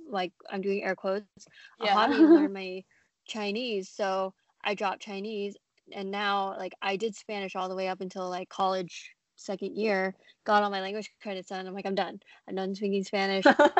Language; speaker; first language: English; native; English